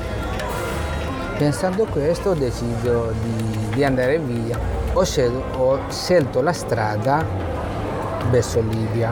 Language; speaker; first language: Italian; non-native, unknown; Bangla